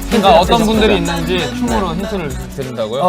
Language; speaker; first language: Korean; native; Korean